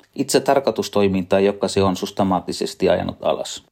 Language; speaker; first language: Finnish; non-native, fluent; Sinhala